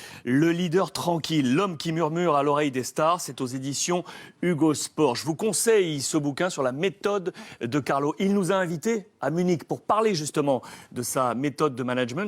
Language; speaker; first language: French; native; French